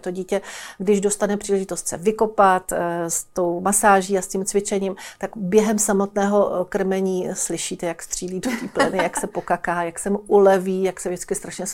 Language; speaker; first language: Czech; native; Czech